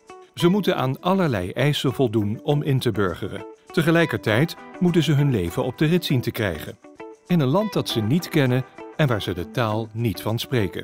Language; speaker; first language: Dutch; native; Dutch